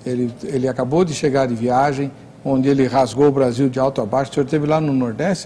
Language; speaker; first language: Portuguese; native; Portuguese